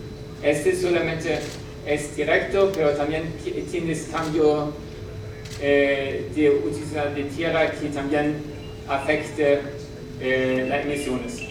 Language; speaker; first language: Spanish; non-native, learner; German